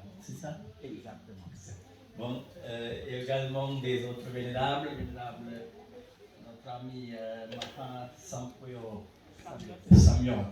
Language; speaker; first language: French; non-native, fluent; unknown